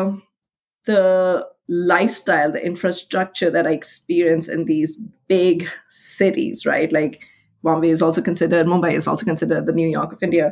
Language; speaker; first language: English; non-native, local second language; Hindi